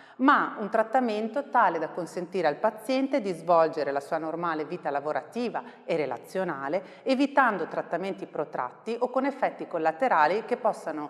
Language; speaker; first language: Italian; native; Italian